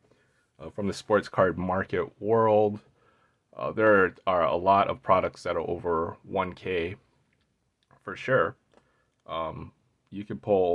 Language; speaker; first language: English; native; English